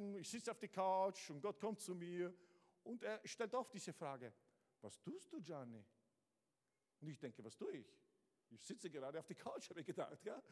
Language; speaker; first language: German; non-native, fluent; Italian